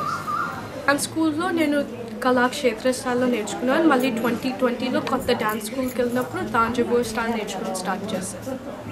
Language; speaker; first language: Telugu; early bilingual, heritage; Telugu